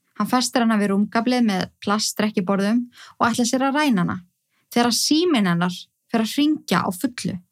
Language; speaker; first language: Icelandic; native; Icelandic